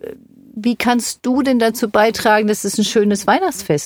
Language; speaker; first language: German; native; German